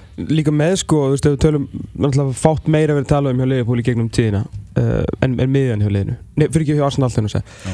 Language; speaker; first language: Icelandic; native; Icelandic